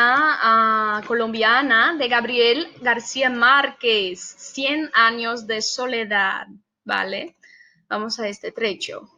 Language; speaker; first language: Spanish; non-native, fluent; Portuguese